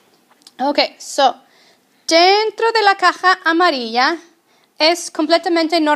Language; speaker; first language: Spanish; non-native, fluent; English